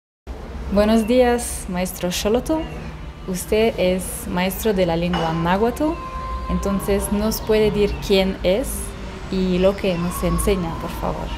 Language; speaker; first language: Spanish; non-native, fluent; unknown